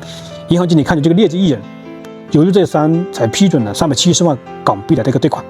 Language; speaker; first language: Chinese; native; Chinese